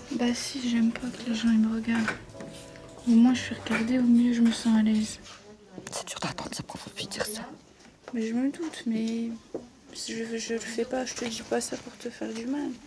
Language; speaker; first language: French; native; French